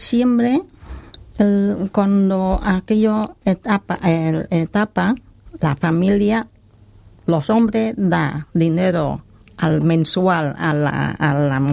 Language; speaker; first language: Spanish; non-native, learner; Khmer